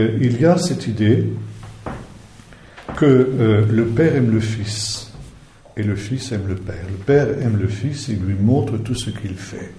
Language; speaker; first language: French; native; French